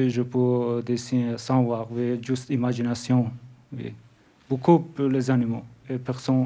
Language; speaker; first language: French; non-native, learner; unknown